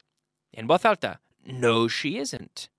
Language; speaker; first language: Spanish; non-native, fluent; English